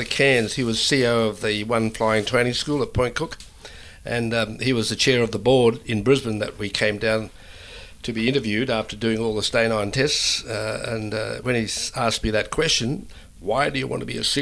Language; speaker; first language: English; native; English